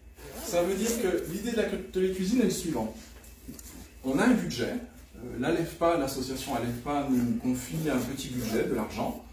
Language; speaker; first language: French; native; French